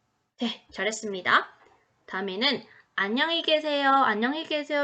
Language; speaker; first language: Korean; non-native, fluent; Vietnamese